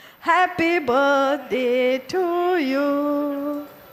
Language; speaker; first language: English; non-native, local second language; Malayalam